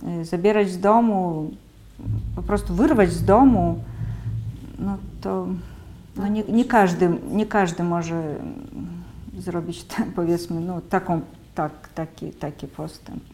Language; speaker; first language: Polish; early bilingual, heritage; Polish